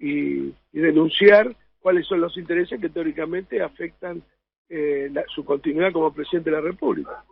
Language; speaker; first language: Spanish; native; Spanish